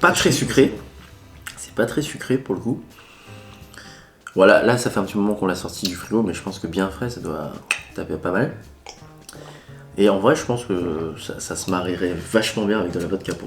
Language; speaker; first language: French; native; French